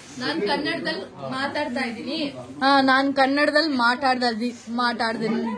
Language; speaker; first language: Kannada; non-native, learner; Telugu